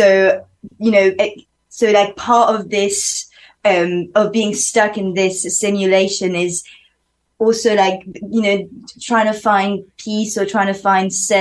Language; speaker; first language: English; non-native, fluent; French